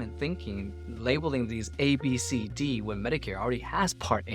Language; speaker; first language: English; native; English